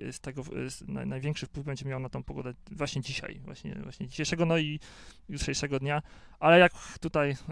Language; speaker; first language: Polish; native; Polish